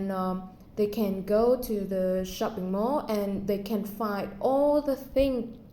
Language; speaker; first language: English; non-native, learner; Vietnamese